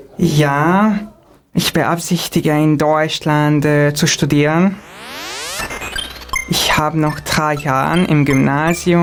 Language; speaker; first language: German; non-native, fluent; Hungarian